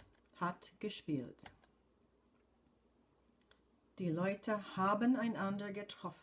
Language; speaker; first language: German; non-native, fluent; English